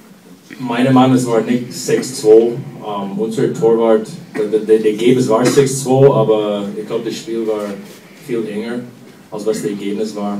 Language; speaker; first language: German; non-native, fluent; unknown